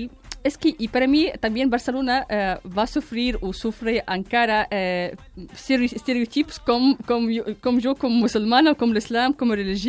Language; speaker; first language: Catalan; non-native, fluent; Arabic